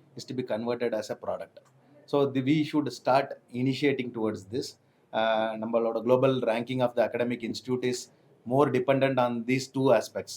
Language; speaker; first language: English; non-native, local second language; Tamil